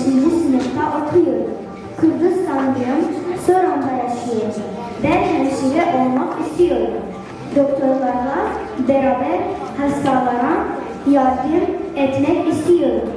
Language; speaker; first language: Turkish; non-native, learner; Kurdish